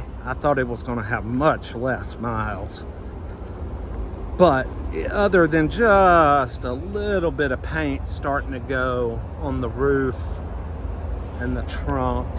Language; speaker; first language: English; native; English